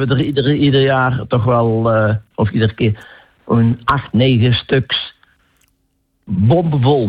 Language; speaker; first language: Dutch; native; Dutch